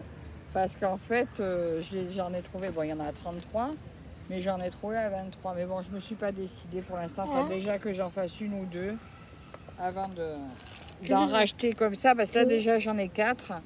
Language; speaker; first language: French; native; French